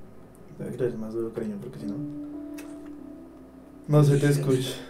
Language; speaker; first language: Spanish; native; Spanish